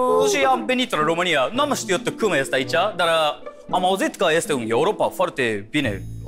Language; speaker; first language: Romanian; non-native, learner; Japanese